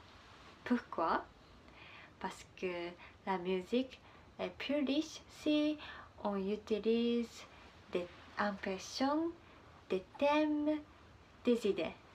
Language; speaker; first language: French; non-native, learner; Japanese